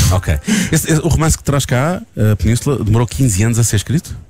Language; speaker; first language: Portuguese; native; Portuguese